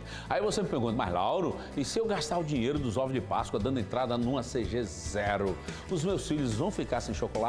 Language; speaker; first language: Portuguese; native; Portuguese